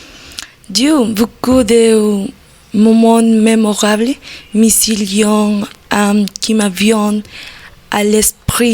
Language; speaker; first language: French; non-native, learner; Spanish